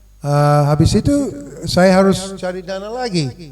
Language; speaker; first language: Indonesian; non-native, fluent; English